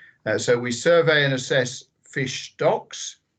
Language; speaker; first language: English; native; English